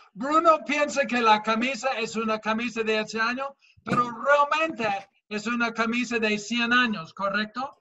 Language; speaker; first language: Spanish; non-native, fluent; English